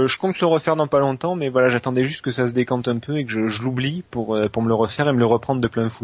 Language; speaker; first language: French; native; French